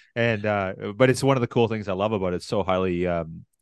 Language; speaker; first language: English; native; English